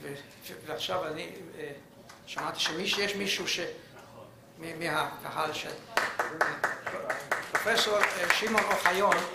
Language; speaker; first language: Hebrew; non-native, fluent; Hungarian